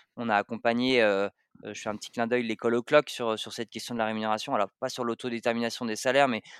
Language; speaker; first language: French; native; French